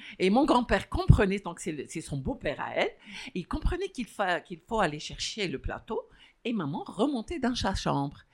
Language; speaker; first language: French; non-native, local second language; Arabic